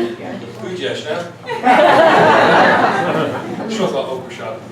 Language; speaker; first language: Hungarian; early bilingual, heritage; English